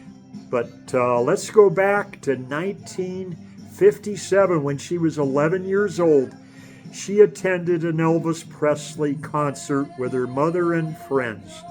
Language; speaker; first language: English; native; English